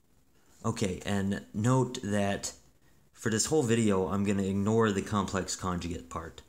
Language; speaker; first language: English; native; English